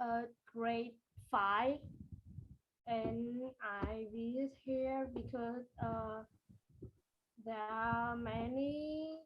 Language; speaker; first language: English; non-native, learner; Vietnamese